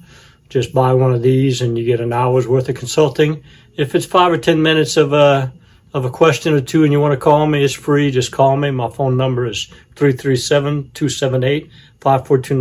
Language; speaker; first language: English; native; English